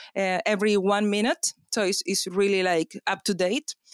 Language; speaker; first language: English; non-native, fluent; Spanish